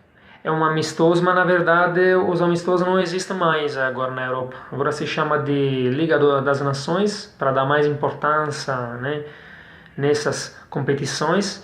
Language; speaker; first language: Portuguese; non-native, fluent; Italian